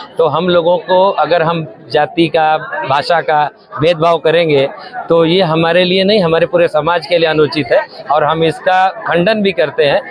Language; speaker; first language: Hindi; native; Hindi